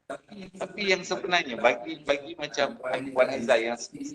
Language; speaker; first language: Malay; native; Malay